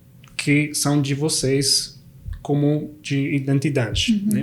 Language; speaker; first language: Portuguese; non-native, fluent; Spanish